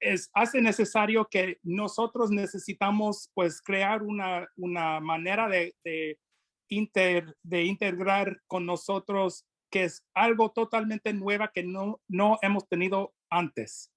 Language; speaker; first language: Spanish; non-native, fluent; English